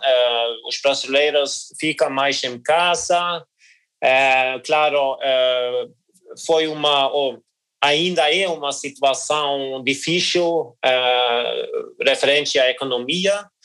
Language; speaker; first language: Portuguese; non-native, learner; Norwegian